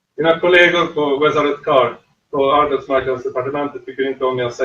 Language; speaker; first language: Swedish; native; Swedish